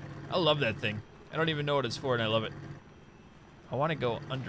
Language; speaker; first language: English; native; English